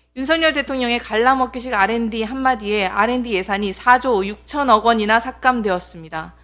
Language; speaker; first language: Korean; native; Korean